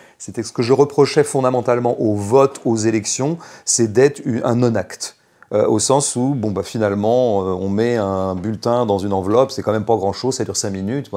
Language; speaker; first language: French; native; French